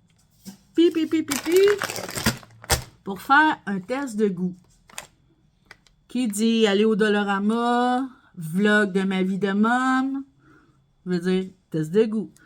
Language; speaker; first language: French; native; French